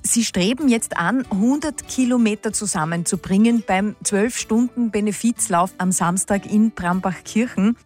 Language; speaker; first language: German; native; German